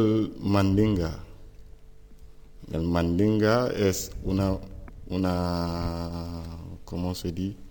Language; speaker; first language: Spanish; non-native, learner; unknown